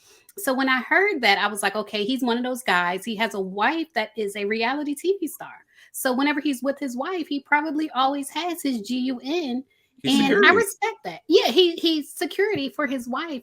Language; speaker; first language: English; native; English